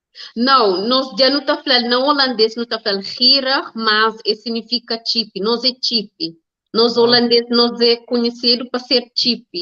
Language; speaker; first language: Portuguese; non-native, learner; Kabuverdianu